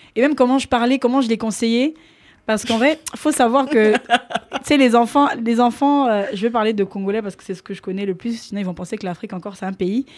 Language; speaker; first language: French; non-native, local second language; Lingala